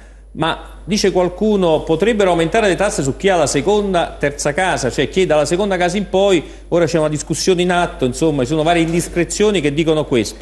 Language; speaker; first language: Italian; native; Italian